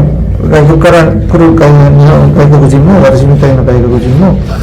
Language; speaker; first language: Japanese; non-native, learner; Sinhala